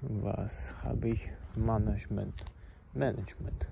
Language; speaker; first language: German; non-native, learner; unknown